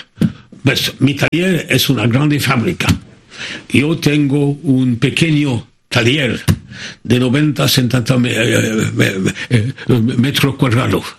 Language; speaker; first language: Spanish; non-native, fluent; French